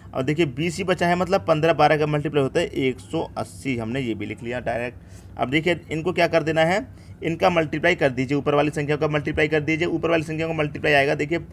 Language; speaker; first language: Hindi; native; Hindi